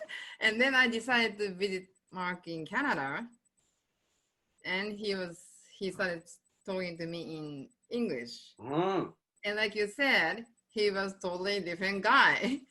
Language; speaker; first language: English; non-native, fluent; Japanese